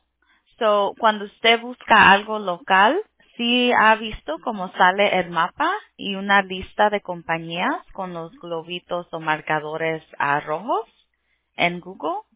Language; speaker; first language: Spanish; early bilingual, heritage; Spanish